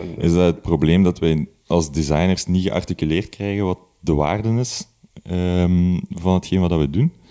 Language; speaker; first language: Dutch; native; Dutch